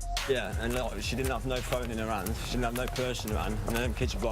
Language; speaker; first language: English; native; English